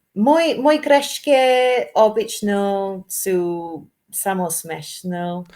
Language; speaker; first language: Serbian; non-native, learner; English